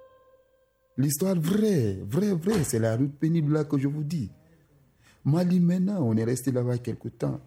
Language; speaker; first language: French; non-native, local second language; Susu